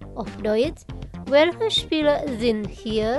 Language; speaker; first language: German; non-native, fluent; Indonesian